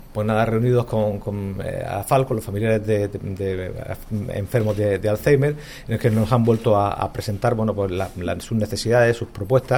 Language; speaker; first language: Spanish; native; Spanish